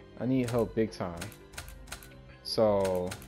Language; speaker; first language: English; native; English